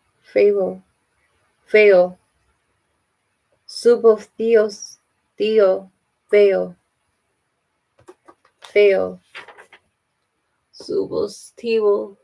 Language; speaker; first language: Spanish; non-native, learner; English